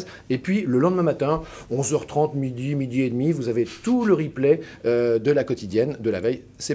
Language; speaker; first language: French; native; French